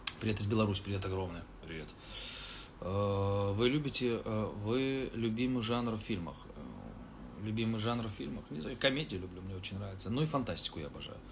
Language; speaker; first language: Russian; native; Russian